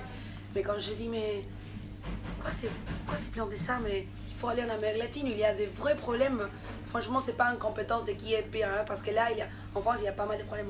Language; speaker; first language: French; non-native, fluent; Spanish